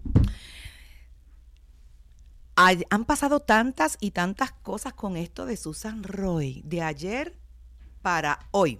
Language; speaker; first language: Spanish; native; Spanish